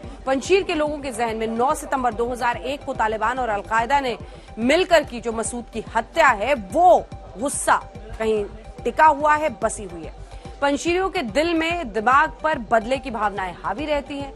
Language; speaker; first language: Hindi; native; Hindi